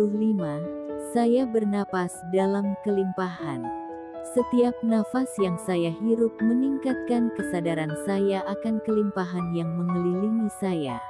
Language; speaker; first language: Indonesian; native; Indonesian